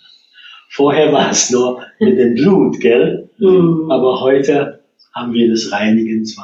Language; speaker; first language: German; non-native, fluent; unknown